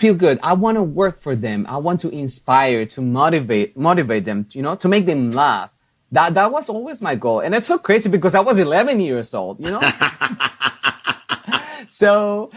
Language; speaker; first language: English; non-native, fluent; Spanish